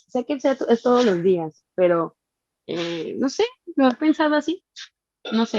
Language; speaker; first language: Spanish; native; Spanish